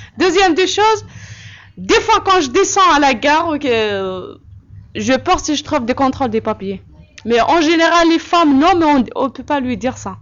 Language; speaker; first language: French; non-native, local second language; Kabyle